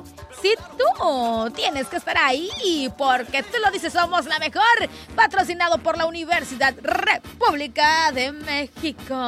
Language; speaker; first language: Spanish; native; Spanish